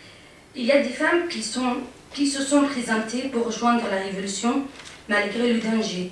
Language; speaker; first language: French; non-native, fluent; Arabic